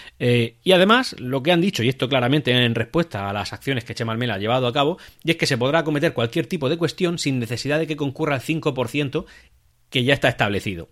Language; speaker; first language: Spanish; native; Spanish